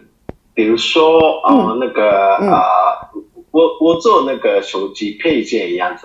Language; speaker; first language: Chinese; non-native, fluent; Japanese